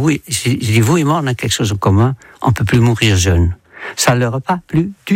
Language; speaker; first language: French; non-native, fluent; Dutch